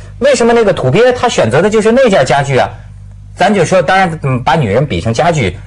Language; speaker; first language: Chinese; native; Chinese